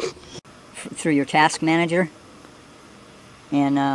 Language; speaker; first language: English; native; English